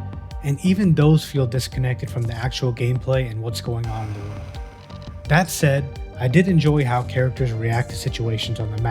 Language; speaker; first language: English; native; English